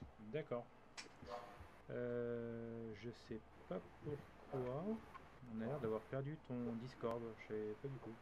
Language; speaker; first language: French; native; French